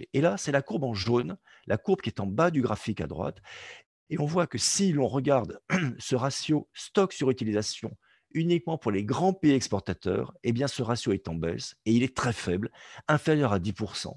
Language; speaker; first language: French; native; French